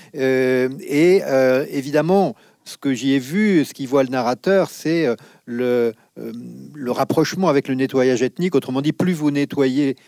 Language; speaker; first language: French; native; French